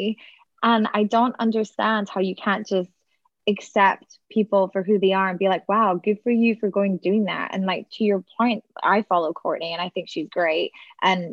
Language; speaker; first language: English; native; English